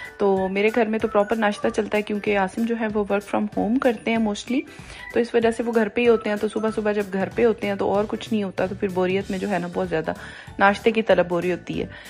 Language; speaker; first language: Urdu; native; Urdu